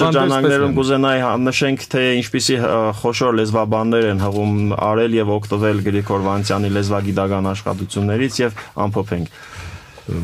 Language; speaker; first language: Armenian; native; Armenian